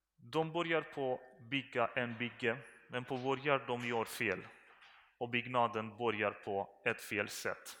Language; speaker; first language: Swedish; non-native, learner; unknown